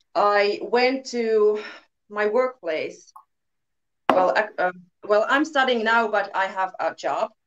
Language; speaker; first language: English; non-native, learner; Finnish